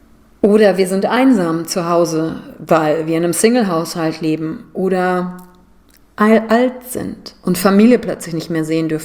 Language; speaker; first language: German; native; German